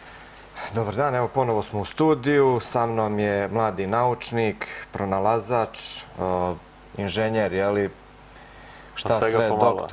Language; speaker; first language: Croatian; native; Croatian